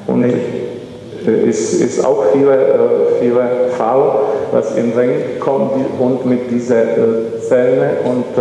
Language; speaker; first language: German; non-native, learner; Czech